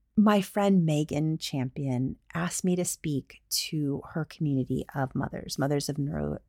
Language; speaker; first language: English; native; English